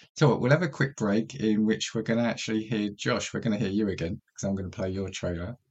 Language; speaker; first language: English; native; English